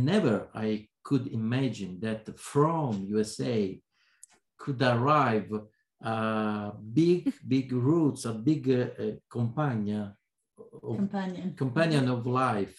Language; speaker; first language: English; non-native, learner; Italian